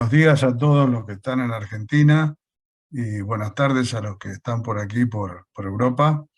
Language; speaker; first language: Spanish; native; Spanish